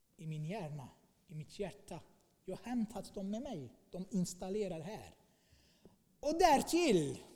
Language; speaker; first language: Swedish; non-native, fluent; Arabic